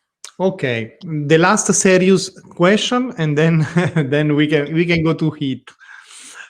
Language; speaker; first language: English; non-native, learner; Italian